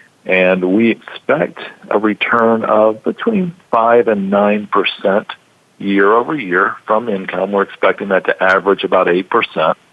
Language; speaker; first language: English; native; English